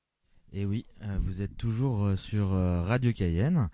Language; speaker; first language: French; native; French